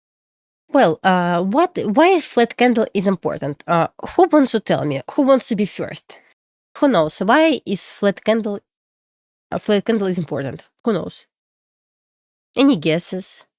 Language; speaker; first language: English; non-native, fluent; Russian